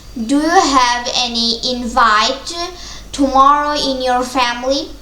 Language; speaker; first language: English; non-native, local second language; Bangla